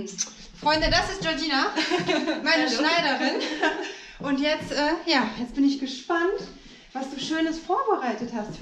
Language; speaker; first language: German; native; German